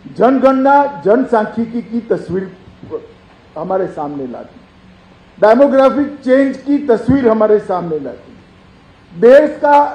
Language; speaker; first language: Hindi; non-native, local second language; Gujarati